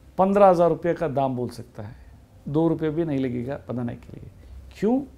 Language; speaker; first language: Hindi; non-native, local second language; Kannada